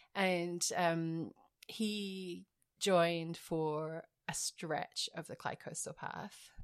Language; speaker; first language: English; native; English